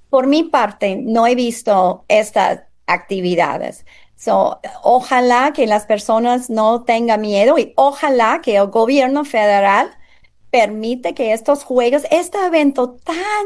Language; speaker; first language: Spanish; non-native, fluent; English